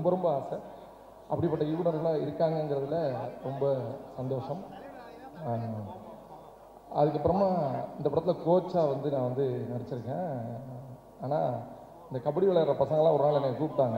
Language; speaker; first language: Tamil; native; Tamil